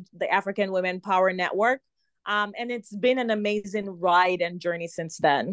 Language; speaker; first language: English; non-native, local second language; Yoruba